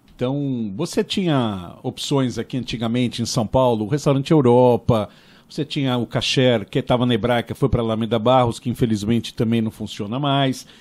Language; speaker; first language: Portuguese; native; Portuguese